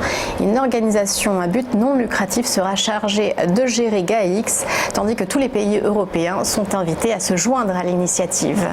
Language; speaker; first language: French; native; French